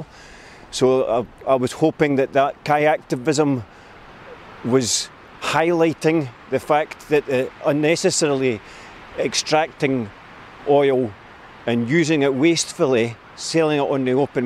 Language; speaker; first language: English; native; English